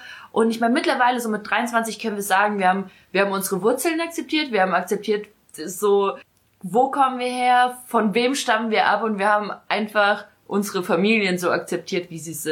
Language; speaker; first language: German; early bilingual, other home language; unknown